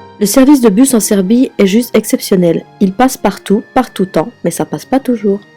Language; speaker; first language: French; native; French